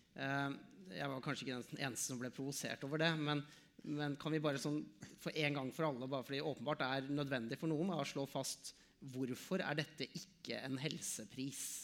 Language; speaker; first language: Norwegian; native; Norwegian